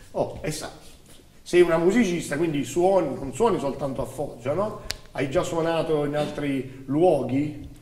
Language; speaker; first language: Italian; native; Italian